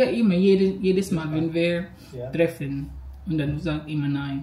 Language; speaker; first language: German; non-native, learner; Filipino